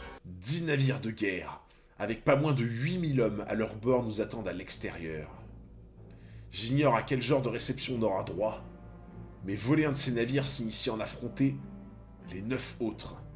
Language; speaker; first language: French; native; French